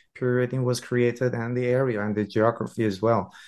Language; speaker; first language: English; non-native, fluent; Persian